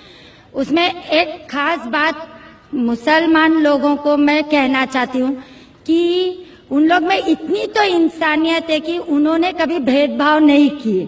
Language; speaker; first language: Hindi; non-native, local second language; Marathi